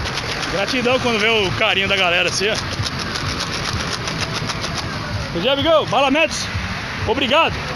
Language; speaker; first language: Portuguese; native; Portuguese